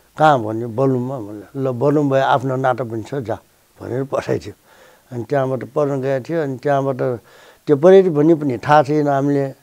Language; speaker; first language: Nepali; non-native, local second language; Newari